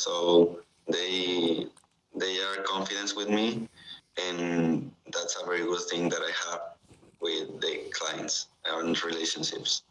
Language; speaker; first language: English; non-native, learner; Spanish